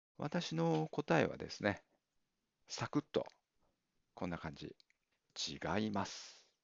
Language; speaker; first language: Japanese; native; Japanese